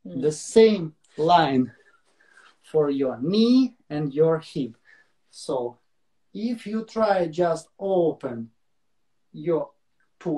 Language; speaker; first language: English; non-native, learner; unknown